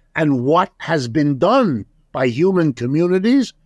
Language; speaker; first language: English; early bilingual, other home language; German